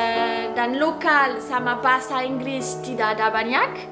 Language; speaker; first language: Indonesian; non-native, learner; English